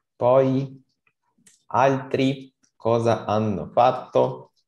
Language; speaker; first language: Italian; non-native, fluent; Ukrainian